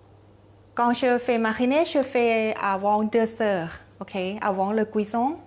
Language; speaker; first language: French; non-native, learner; Thai